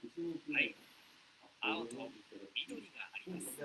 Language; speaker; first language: Japanese; non-native, learner; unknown